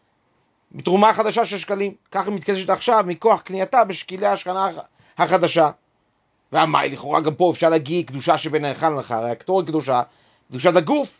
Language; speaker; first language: Hebrew; native; Hebrew